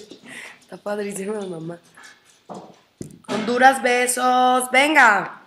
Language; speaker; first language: Spanish; native; Spanish